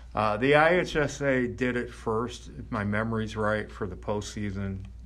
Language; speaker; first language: English; native; English